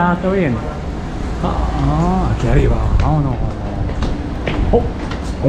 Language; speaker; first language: Spanish; non-native, learner; Japanese